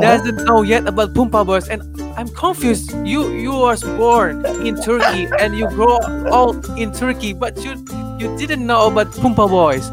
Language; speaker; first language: English; non-native, learner; Indonesian